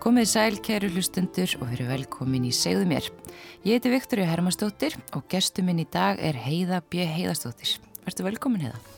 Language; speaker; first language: Icelandic; native; Icelandic